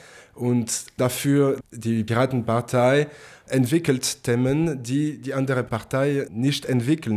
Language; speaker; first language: German; non-native, local second language; French